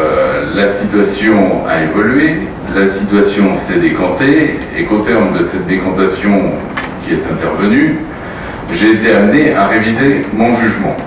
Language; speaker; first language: French; native; French